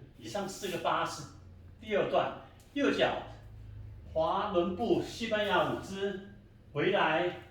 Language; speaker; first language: Chinese; native; Chinese